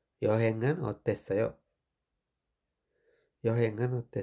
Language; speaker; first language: Korean; non-native, fluent; Sinhala